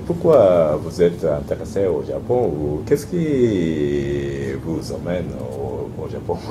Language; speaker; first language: French; non-native, fluent; Japanese